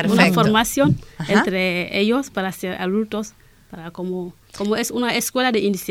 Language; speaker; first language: Spanish; non-native, learner; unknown